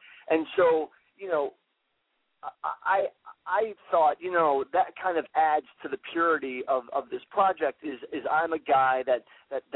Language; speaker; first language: English; native; English